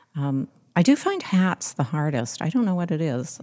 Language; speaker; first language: English; native; English